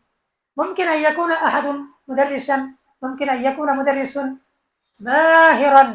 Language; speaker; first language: Arabic; non-native, fluent; Bangla